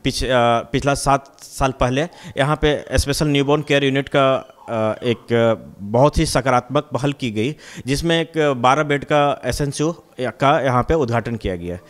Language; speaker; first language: Hindi; native; Hindi